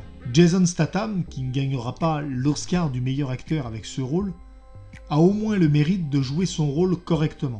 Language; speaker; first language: French; native; French